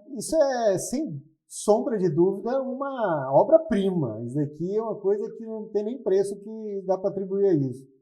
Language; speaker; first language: Portuguese; native; Portuguese